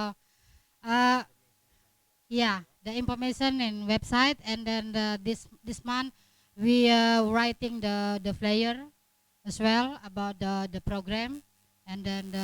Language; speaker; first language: English; non-native, learner; Indonesian